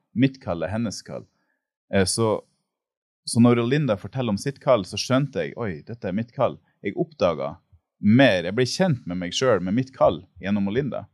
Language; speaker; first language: Norwegian; native; Norwegian